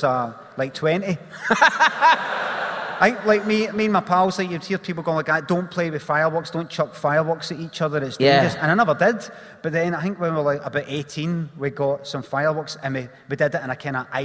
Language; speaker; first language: English; native; English